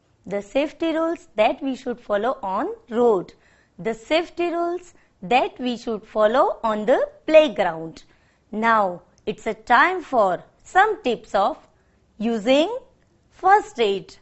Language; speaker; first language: English; non-native, local second language; Gujarati